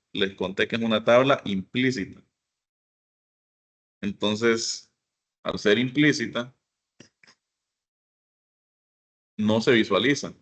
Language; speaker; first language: Spanish; native; Spanish